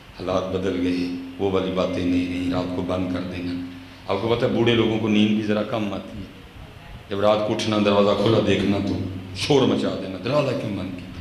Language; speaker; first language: Urdu; non-native, local second language; Punjabi